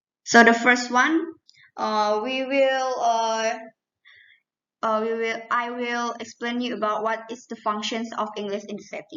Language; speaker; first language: English; non-native, learner; Indonesian